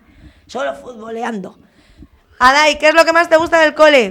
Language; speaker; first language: Spanish; native; Spanish